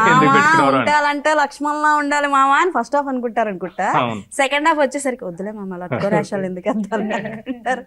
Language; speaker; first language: Telugu; native; Telugu